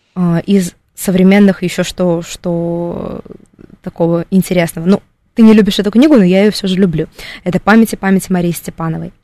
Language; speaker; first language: Russian; native; Russian